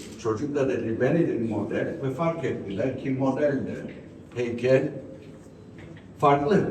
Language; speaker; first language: Turkish; early bilingual, heritage; Turkish